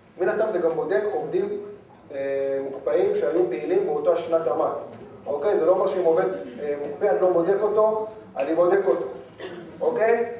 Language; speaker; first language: Hebrew; native; Hebrew